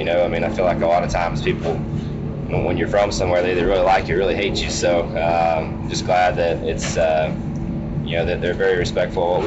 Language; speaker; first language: English; native; English